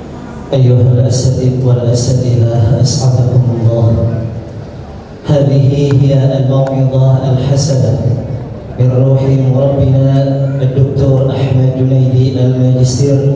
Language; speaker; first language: Arabic; non-native, learner; Indonesian